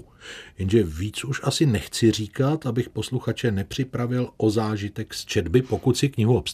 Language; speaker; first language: Czech; native; Czech